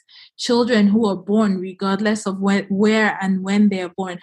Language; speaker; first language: English; non-native, local second language; Igbo